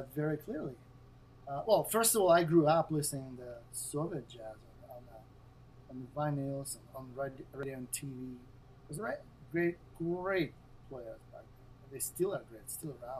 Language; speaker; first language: English; non-native, fluent; Russian